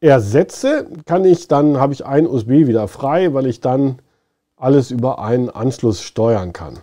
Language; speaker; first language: German; native; German